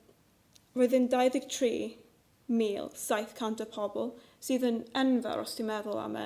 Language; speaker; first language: Welsh; non-native, local second language; English